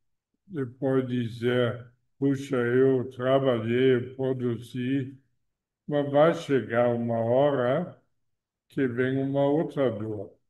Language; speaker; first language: Portuguese; non-native, fluent; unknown